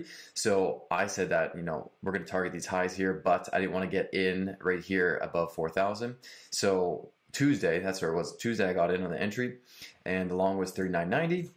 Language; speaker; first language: English; native; English